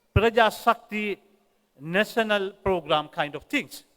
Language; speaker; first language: English; non-native, local second language; Tamil